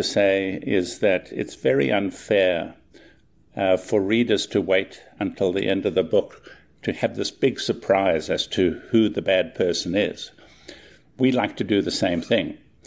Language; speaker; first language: English; native; English